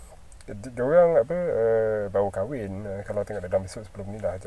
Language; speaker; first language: Malay; native; Malay